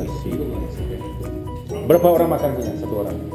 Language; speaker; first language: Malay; non-native, local second language; Cantonese